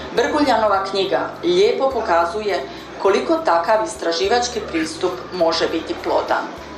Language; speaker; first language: Croatian; native; Croatian